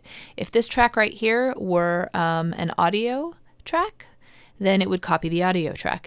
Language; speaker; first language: English; native; English